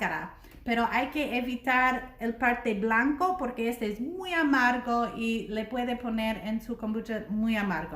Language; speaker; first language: Spanish; non-native, learner; English